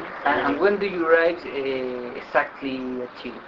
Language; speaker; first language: English; non-native, learner; Spanish